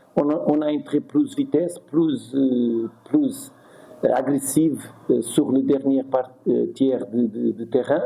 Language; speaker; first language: French; non-native, fluent; Portuguese